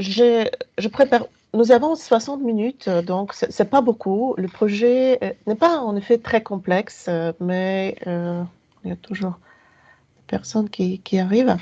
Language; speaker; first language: French; non-native, fluent; Polish